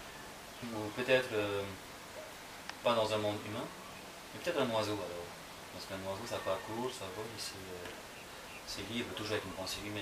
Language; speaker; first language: French; non-native, local second language; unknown